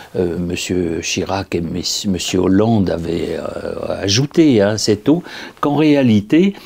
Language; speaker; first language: French; native; French